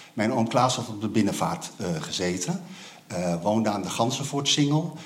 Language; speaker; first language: Dutch; native; Dutch